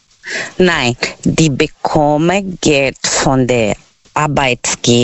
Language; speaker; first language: German; non-native, learner; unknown